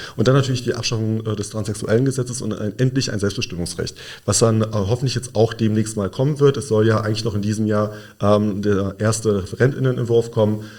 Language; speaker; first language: German; native; German